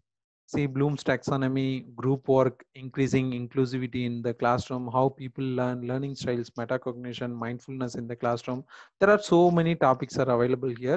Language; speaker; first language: English; non-native, local second language; Tamil